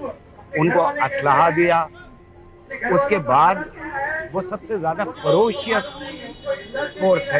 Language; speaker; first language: Hindi; native; Hindi